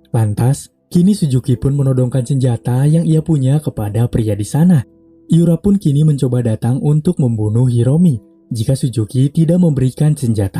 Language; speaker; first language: Indonesian; native; Indonesian